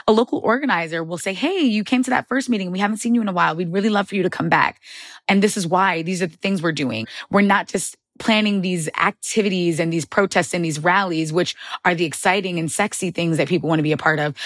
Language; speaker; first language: English; native; English